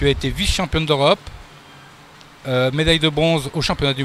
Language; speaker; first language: French; native; French